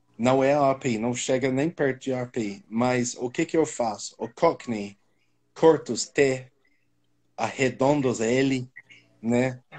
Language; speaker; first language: Portuguese; non-native, fluent; English